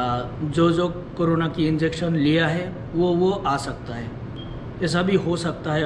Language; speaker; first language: Hindi; non-native, local second language; Bangla